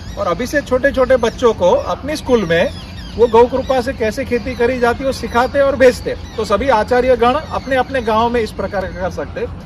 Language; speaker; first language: Hindi; non-native, local second language; Gujarati